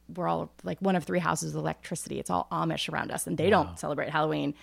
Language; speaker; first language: English; native; English